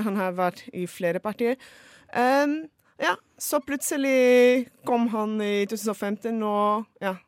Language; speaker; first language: Norwegian; non-native, fluent; Portuguese